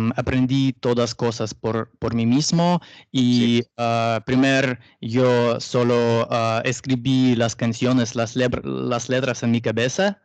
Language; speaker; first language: Spanish; non-native, learner; Russian